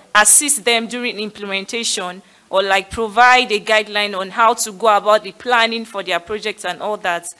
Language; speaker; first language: English; non-native, local second language; Yoruba